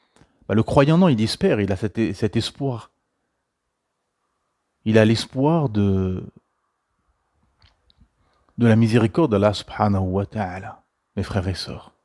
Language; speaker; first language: French; native; French